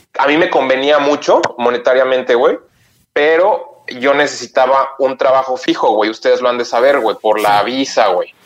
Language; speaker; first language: Spanish; native; Spanish